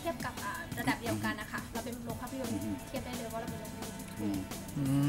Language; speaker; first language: Thai; native; Thai